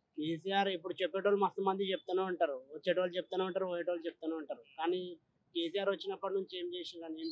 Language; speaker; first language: Telugu; native; Telugu